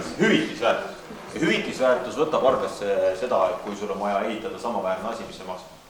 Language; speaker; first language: Estonian; native; Estonian